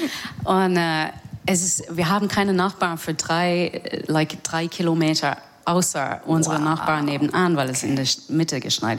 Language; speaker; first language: German; non-native, fluent; English